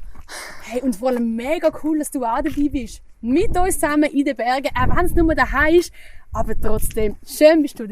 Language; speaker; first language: German; native; German